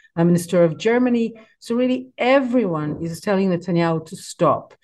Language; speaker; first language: English; non-native, fluent; Hebrew